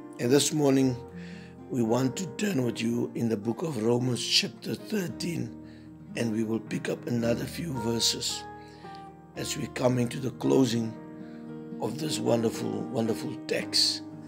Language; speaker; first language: English; non-native, local second language; Afrikaans